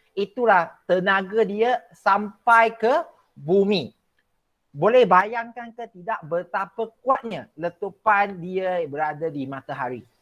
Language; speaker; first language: Malay; non-native, local second language; Chinese